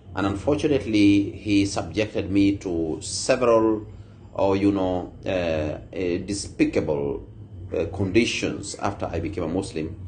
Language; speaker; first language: English; non-native, local second language; Luo (Kenya and Tanzania)